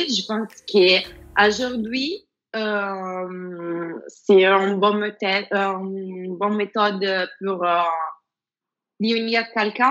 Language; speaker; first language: French; non-native, fluent; Spanish